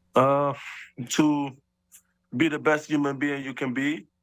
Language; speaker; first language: English; early bilingual, other home language; German